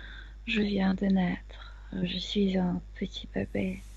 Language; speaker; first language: French; non-native, fluent; Spanish